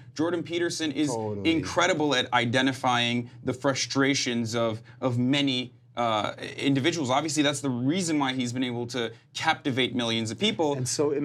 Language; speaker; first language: English; non-native, fluent; Turkish